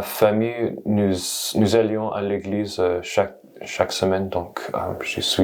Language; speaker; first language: French; non-native, learner; English